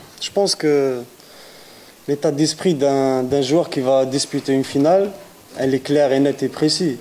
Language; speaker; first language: French; native; French